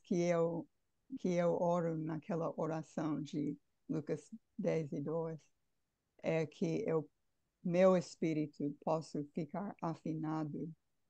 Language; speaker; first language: Portuguese; non-native, fluent; English